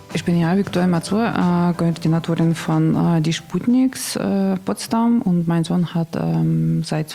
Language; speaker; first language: German; non-native, learner; Russian